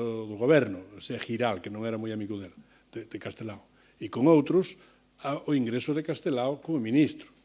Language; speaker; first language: Galician; native; Galician